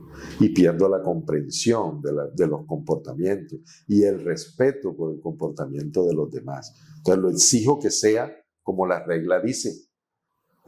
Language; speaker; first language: Spanish; native; Spanish